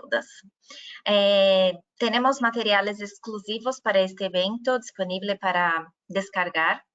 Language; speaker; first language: Spanish; non-native, fluent; Portuguese